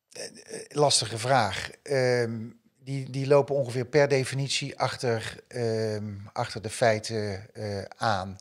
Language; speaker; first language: Dutch; native; Dutch